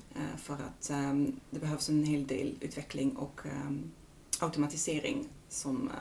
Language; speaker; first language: Swedish; non-native, fluent; Dutch